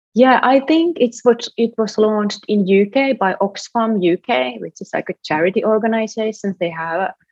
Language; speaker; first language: English; non-native, fluent; Finnish